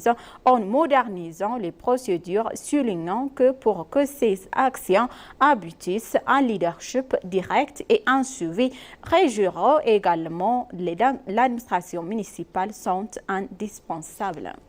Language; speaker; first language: French; non-native, fluent; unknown